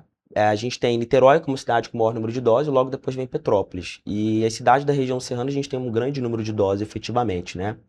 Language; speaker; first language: Portuguese; native; Portuguese